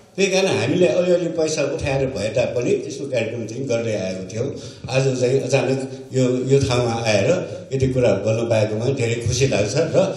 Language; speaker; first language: Nepali; non-native, local second language; Newari